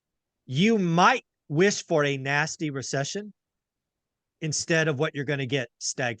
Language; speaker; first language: English; native; English